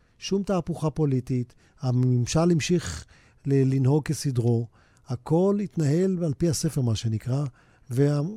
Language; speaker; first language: Hebrew; native; Hebrew